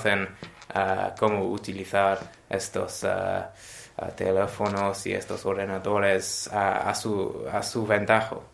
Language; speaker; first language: Spanish; non-native, learner; English